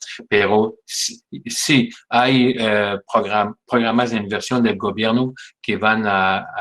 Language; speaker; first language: Spanish; non-native, fluent; French